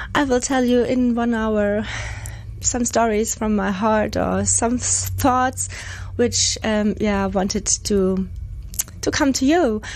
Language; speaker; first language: English; non-native, fluent; German